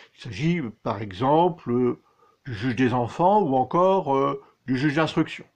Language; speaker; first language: French; native; French